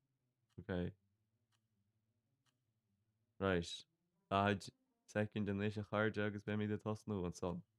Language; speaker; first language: Irish; non-native, local second language; English